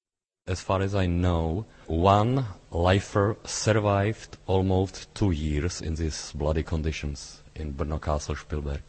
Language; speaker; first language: English; non-native, fluent; Czech